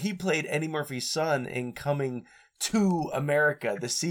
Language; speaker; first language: English; native; English